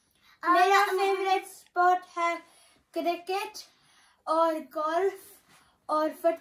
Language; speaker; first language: Hindi; early bilingual, heritage; Hindi